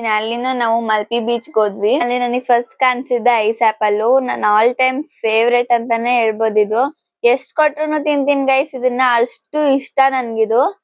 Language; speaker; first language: Kannada; non-native, local second language; Telugu